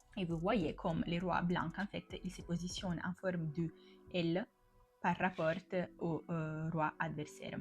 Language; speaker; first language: French; non-native, fluent; Italian